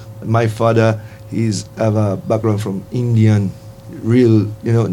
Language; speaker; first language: English; non-native, fluent; Portuguese